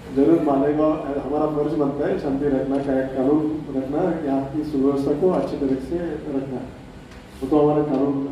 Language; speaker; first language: Hindi; non-native, local second language; Marathi